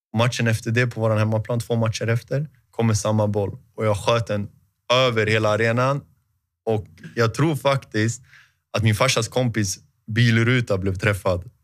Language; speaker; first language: Swedish; native; Swedish